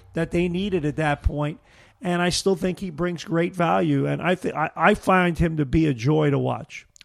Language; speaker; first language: English; native; English